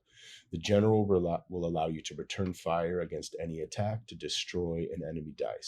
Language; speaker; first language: English; native; English